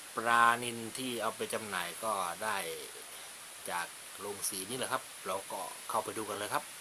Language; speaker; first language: Thai; native; Thai